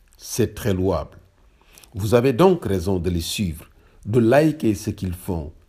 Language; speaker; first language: French; non-native, local second language; Wolof